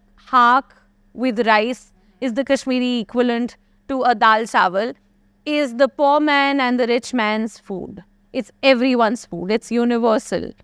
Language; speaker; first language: English; non-native, local second language; Kashmiri